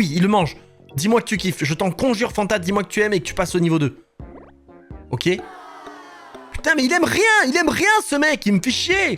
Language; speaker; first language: French; native; French